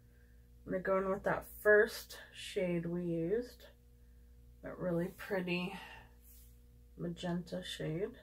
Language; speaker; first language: English; native; English